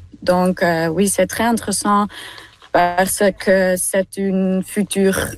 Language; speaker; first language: French; non-native, learner; Dutch